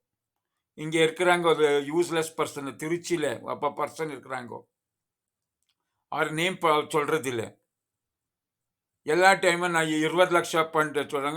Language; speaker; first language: Tamil; non-native, learner; Kannada